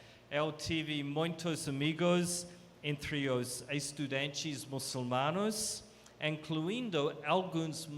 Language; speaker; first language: Portuguese; non-native, fluent; English